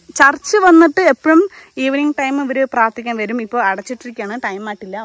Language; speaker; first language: Malayalam; non-native, fluent; Nepali